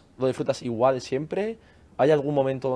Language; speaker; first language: Spanish; native; Spanish